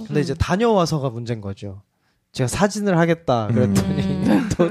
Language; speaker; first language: Korean; native; Korean